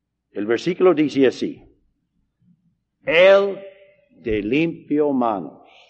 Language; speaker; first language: Spanish; non-native, fluent; English